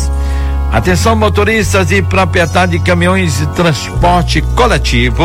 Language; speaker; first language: Portuguese; native; Portuguese